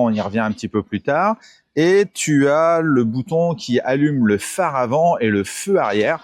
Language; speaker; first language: French; native; French